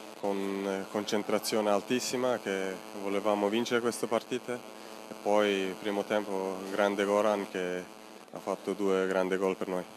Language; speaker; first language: Italian; non-native, fluent; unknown